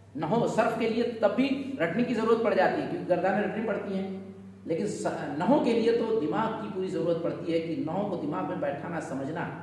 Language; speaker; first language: Urdu; native; Urdu